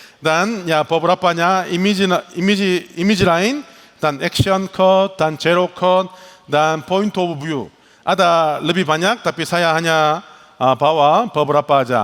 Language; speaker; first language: Indonesian; non-native, learner; Korean